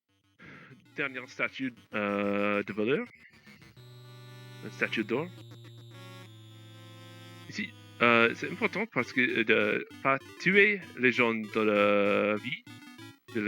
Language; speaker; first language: French; non-native, learner; English